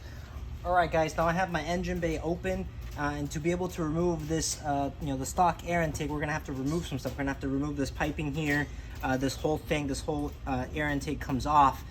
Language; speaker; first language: English; native; English